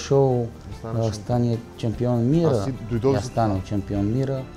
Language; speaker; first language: Russian; non-native, learner; Bulgarian